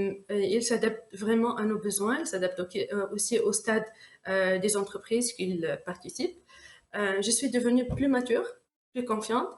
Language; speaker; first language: French; non-native, local second language; Arabic